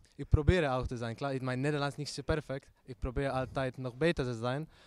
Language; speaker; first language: Dutch; non-native, learner; Polish